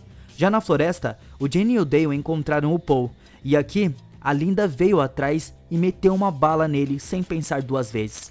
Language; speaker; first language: Portuguese; native; Portuguese